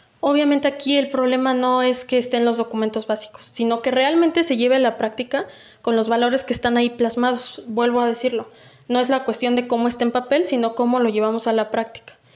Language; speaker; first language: Spanish; native; Spanish